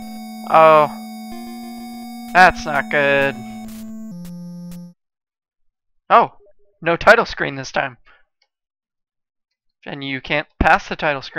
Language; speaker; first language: English; native; English